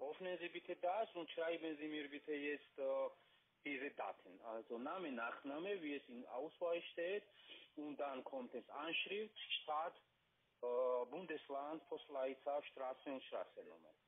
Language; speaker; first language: German; non-native, fluent; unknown